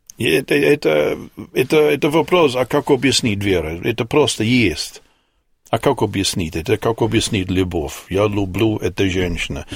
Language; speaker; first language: Russian; non-native, learner; English